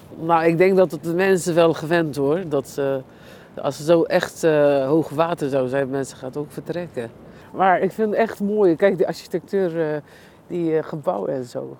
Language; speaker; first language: Dutch; non-native, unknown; Turkish